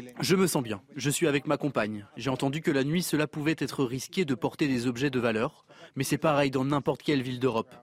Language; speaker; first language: French; native; French